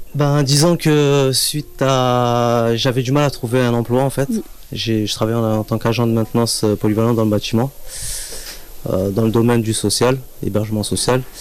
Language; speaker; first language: French; native; French